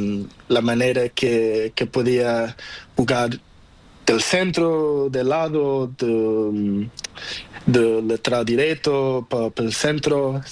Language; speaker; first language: Spanish; non-native, learner; Portuguese